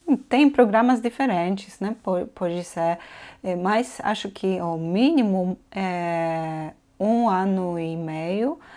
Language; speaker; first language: Portuguese; non-native, fluent; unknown